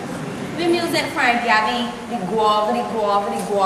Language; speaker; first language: English; native; English